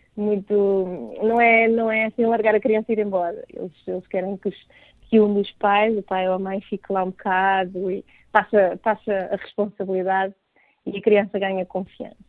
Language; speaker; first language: Portuguese; native; Portuguese